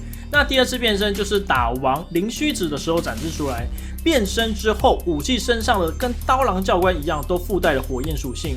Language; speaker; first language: Chinese; native; Chinese